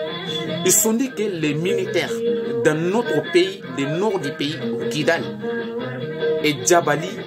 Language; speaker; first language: French; non-native, learner; Bambara